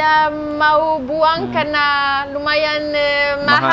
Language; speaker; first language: Indonesian; non-native, learner; French